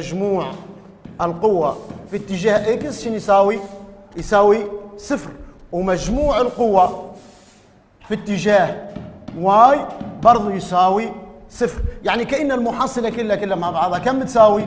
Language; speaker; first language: Arabic; native; Arabic